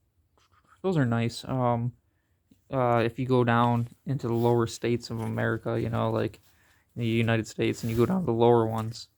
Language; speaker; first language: English; native; English